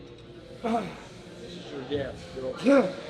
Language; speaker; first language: English; non-native, learner; Spanish